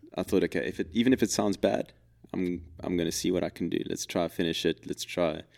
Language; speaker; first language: English; native; English